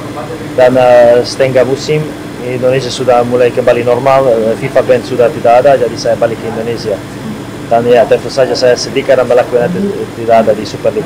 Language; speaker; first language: Indonesian; non-native, fluent; Serbian